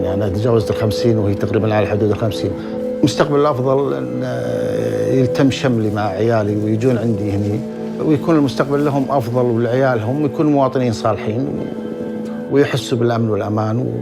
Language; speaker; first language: Arabic; native; Arabic